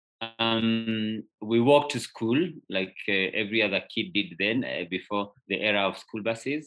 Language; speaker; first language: English; non-native, local second language; Kikuyu